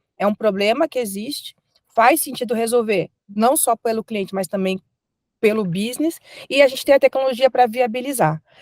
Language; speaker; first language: Portuguese; native; Portuguese